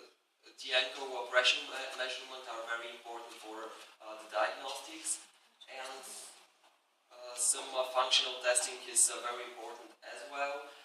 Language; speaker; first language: English; non-native, fluent; Bulgarian